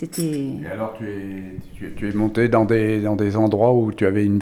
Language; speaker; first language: French; native; French